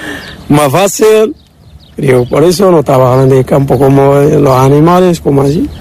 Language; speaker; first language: Spanish; non-native, learner; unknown